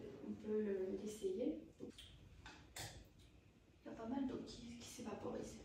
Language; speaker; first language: French; non-native, fluent; Armenian